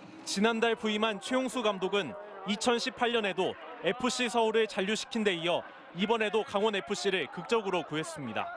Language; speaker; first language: Korean; native; Korean